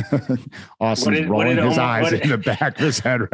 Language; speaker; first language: English; native; English